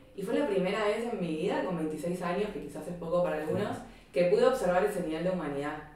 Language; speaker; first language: Spanish; native; Spanish